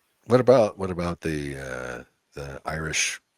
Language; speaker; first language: English; native; English